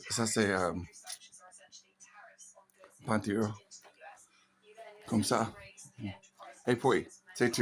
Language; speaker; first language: French; non-native, learner; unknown